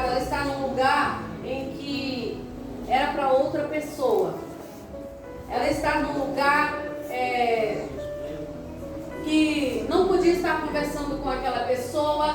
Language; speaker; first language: Portuguese; native; Portuguese